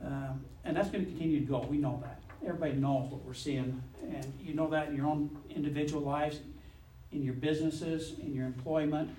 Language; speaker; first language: English; native; English